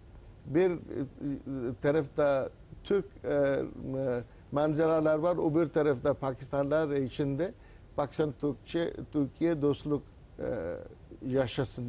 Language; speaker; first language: Turkish; non-native, learner; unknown